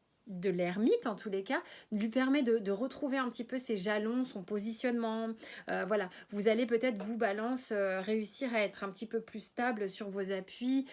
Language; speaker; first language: French; native; French